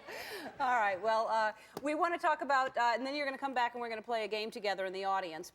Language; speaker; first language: English; native; English